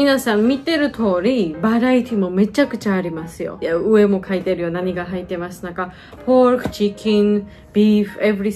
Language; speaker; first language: Japanese; non-native, fluent; Georgian